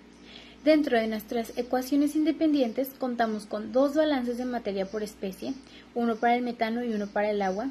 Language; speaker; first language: Spanish; native; Spanish